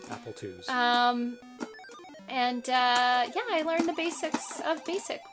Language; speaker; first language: English; native; English